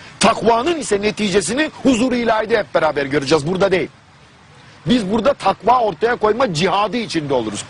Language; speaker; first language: Turkish; non-native, fluent; German